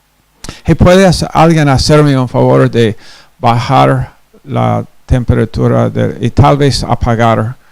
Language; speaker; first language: Spanish; non-native, fluent; English